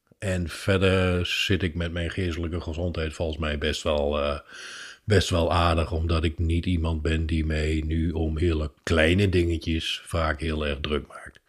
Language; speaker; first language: Dutch; native; Dutch